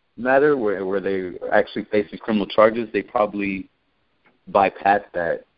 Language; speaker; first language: English; native; English